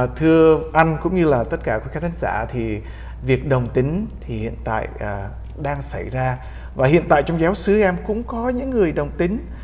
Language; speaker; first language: Vietnamese; early bilingual, heritage; Vietnamese